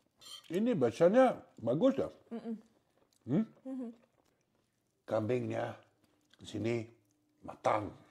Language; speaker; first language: Indonesian; non-native, learner; French